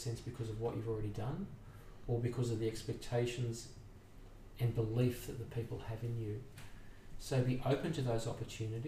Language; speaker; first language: English; native; English